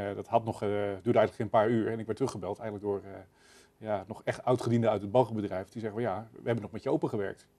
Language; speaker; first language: Dutch; native; Dutch